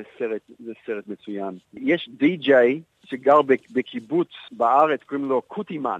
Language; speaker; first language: Hebrew; non-native, fluent; English